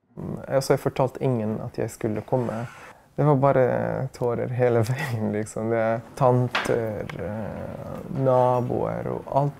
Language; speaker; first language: Norwegian; non-native, fluent; Arabic